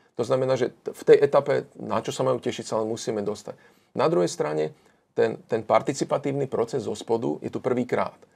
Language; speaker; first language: Slovak; native; Slovak